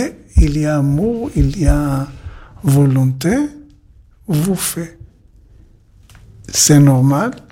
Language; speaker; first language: French; non-native, learner; Hebrew